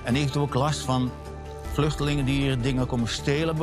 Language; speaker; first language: Dutch; native; Dutch